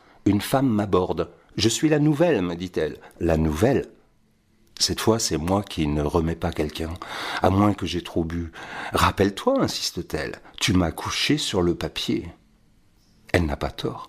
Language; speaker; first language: French; native; French